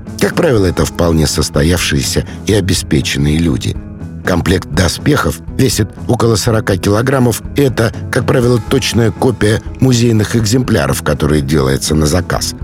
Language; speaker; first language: Russian; native; Russian